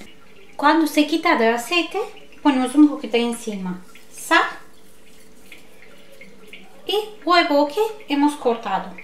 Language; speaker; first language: Spanish; non-native, learner; Turkish